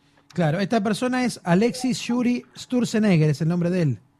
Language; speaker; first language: Spanish; native; Spanish